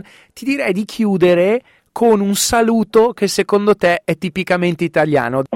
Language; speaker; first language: Italian; native; Italian